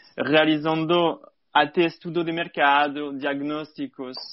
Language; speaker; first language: Portuguese; non-native, fluent; French